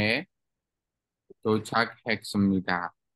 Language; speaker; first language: Korean; non-native, learner; Burmese